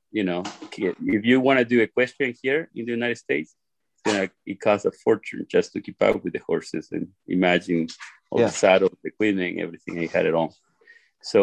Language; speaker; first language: English; non-native, fluent; Spanish